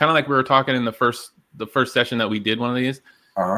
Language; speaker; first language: English; native; English